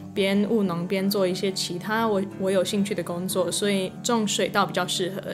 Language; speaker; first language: Chinese; non-native, fluent; English